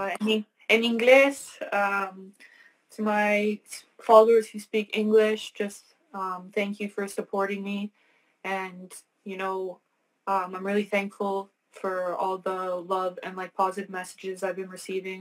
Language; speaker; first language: English; early bilingual, other home language; Spanish